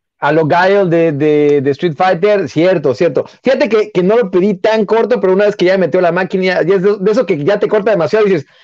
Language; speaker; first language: Spanish; native; Spanish